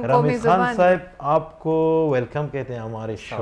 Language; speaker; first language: Hindi; non-native, fluent; Pashto